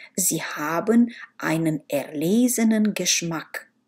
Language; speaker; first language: German; non-native, learner; Romanian